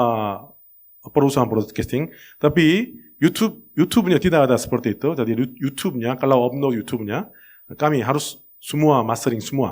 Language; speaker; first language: Indonesian; non-native, fluent; Korean